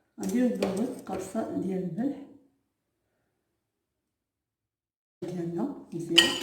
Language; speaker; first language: Arabic; native; Arabic